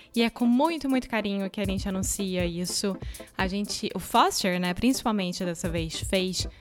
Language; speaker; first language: Portuguese; native; Portuguese